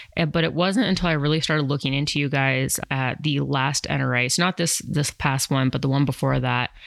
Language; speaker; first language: English; native; English